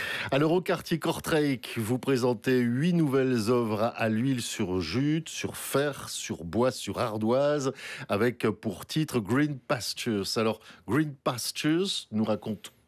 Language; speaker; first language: French; native; French